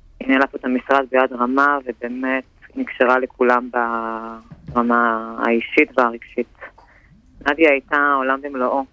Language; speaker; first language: Hebrew; native; Hebrew